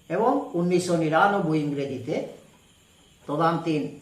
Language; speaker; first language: Bangla; non-native, local second language; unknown